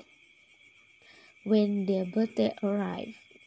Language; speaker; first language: English; non-native, local second language; Malay